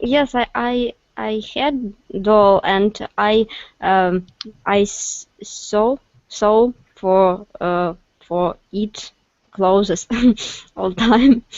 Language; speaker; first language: English; non-native, learner; Russian